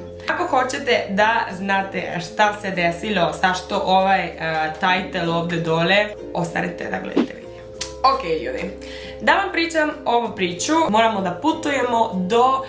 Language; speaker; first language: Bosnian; early bilingual, heritage; Spanish